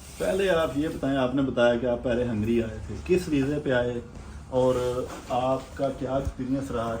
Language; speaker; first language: Urdu; non-native, local second language; Punjabi